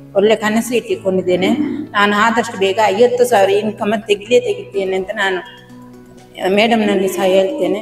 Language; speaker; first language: Kannada; native; Kannada